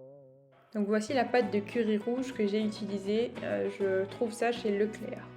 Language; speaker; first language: French; native; French